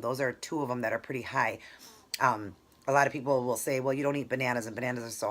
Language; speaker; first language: English; native; English